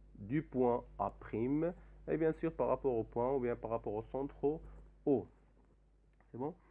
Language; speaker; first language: French; non-native, local second language; Arabic